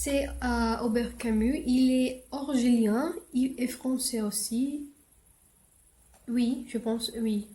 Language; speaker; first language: French; non-native, learner; English